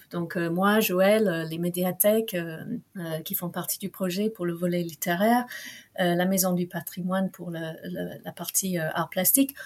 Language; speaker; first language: French; non-native, fluent; English